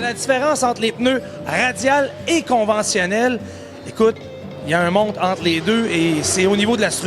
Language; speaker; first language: French; native; French